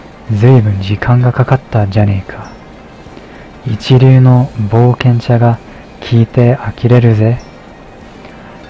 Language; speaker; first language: Japanese; non-native, fluent; English